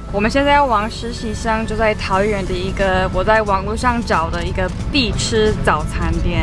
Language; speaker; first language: Chinese; non-native, fluent; English